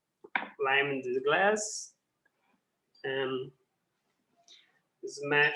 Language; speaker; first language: English; non-native, learner; Portuguese